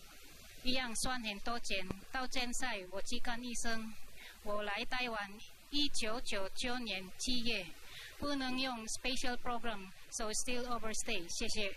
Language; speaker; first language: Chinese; non-native, learner; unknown